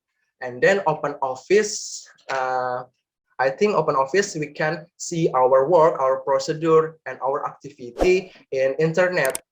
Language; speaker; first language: English; non-native, learner; Indonesian